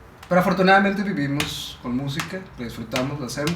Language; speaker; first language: Spanish; native; Spanish